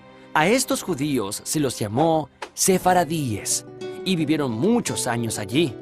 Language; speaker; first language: Spanish; native; Spanish